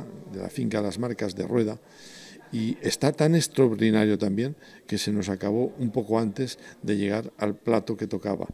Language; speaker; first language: Spanish; native; Spanish